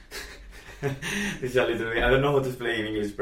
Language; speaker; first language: English; non-native, fluent; Spanish